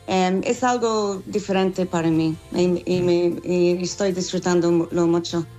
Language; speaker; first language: Spanish; non-native, learner; English